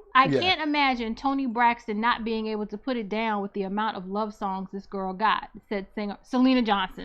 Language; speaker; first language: English; native; English